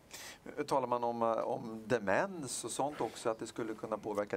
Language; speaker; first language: Swedish; native; Swedish